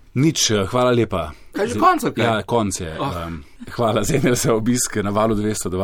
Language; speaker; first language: Slovenian; native; Slovenian